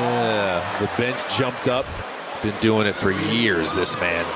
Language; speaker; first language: English; native; English